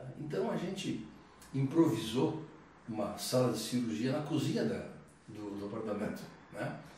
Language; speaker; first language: Portuguese; early bilingual, other home language; Italian